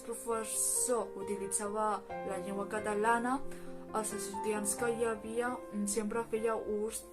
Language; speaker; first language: Catalan; early bilingual, other home language; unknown